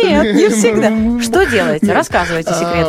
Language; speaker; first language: Russian; native; Russian